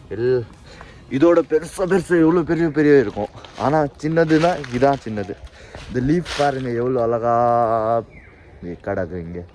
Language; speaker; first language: Tamil; non-native, learner; Nepali